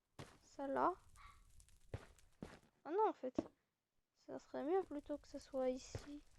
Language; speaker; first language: French; native; French